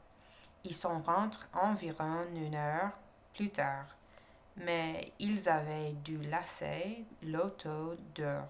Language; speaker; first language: French; non-native, learner; English